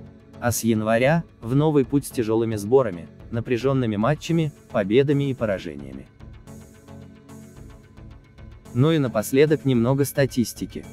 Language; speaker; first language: Russian; native; Russian